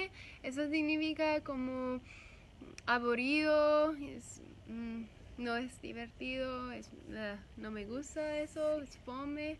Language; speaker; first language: Spanish; non-native, learner; English